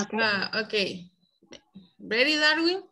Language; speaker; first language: English; non-native, fluent; Spanish